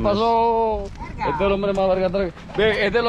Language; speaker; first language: Spanish; native; Spanish